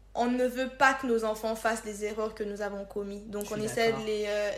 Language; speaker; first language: French; non-native, local second language; Lingala